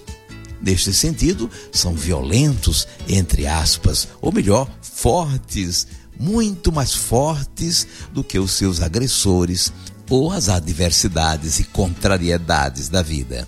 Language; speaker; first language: Portuguese; native; Portuguese